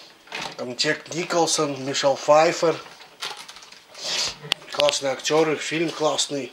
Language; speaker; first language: Russian; native; Russian